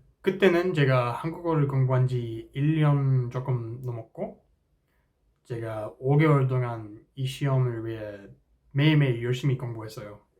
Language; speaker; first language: Korean; non-native, fluent; English